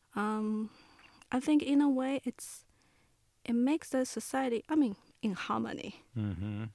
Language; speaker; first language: English; non-native, fluent; Chinese